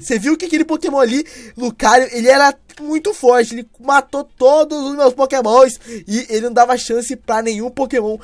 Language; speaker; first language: Portuguese; native; Portuguese